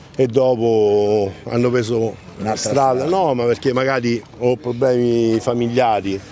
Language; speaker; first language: Italian; native; Italian